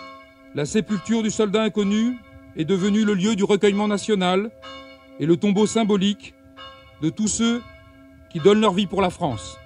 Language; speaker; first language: French; native; French